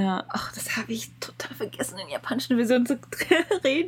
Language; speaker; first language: German; non-native, learner; Japanese